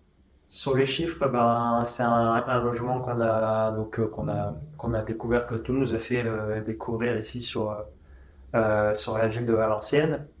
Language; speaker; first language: French; native; French